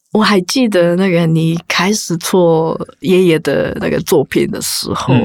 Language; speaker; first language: Chinese; non-native, fluent; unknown